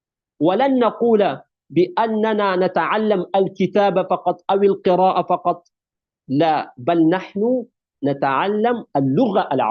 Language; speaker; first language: Arabic; non-native, fluent; Urdu